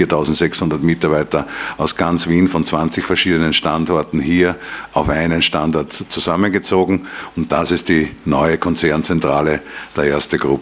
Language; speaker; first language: German; native; German